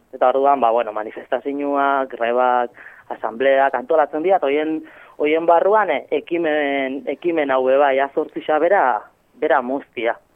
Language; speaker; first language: Basque; native; Basque